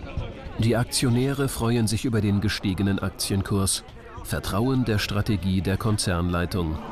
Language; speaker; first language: German; native; German